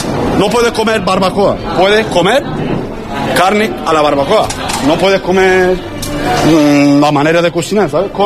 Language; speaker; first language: Spanish; non-native, learner; Turkish